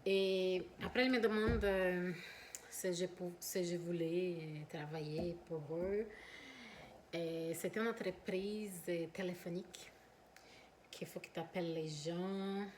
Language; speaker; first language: French; non-native, fluent; Portuguese